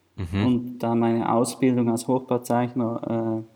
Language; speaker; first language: German; native; German